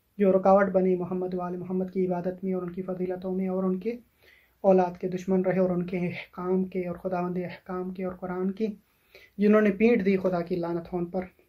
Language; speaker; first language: Urdu; non-native, local second language; Sindhi